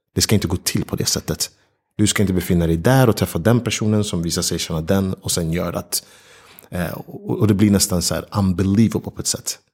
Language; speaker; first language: Swedish; early bilingual, other home language; Ganda